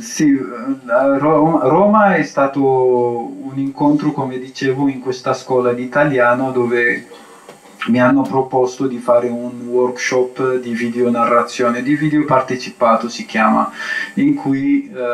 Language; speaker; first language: Italian; non-native, fluent; Amharic